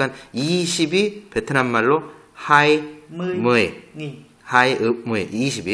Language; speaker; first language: Korean; native; Korean